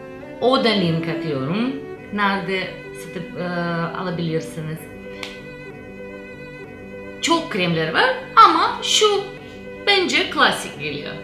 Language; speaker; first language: Turkish; non-native, learner; Russian